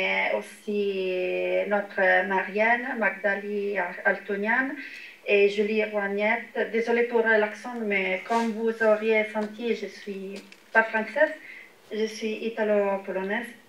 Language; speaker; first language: French; non-native, fluent; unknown